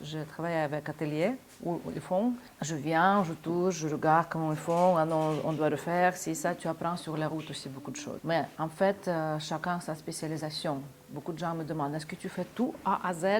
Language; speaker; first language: French; non-native, fluent; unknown